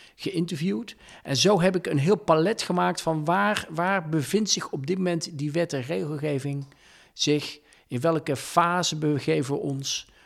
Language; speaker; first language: Dutch; native; Dutch